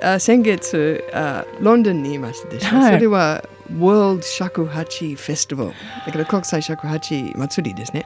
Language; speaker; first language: Japanese; non-native, learner; English